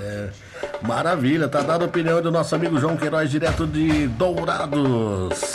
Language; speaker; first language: Portuguese; native; Portuguese